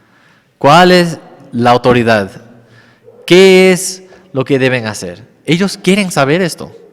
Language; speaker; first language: Spanish; non-native, fluent; English